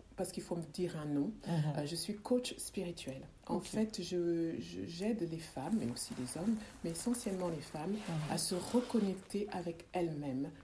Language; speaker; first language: French; early bilingual, other home language; Kongo